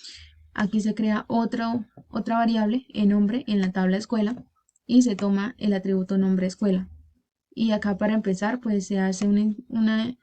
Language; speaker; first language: Spanish; native; Spanish